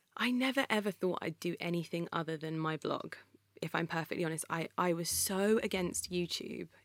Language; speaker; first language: English; native; English